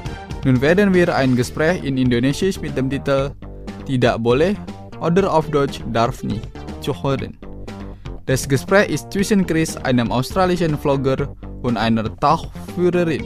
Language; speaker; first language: German; non-native, fluent; Indonesian